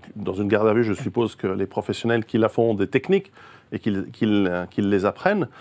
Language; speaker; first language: French; native; French